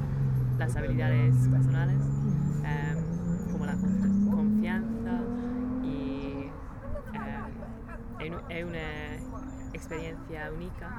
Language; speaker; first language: Spanish; non-native, learner; English